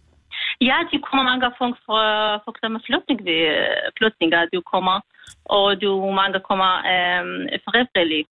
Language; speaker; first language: Norwegian; non-native, learner; Kurdish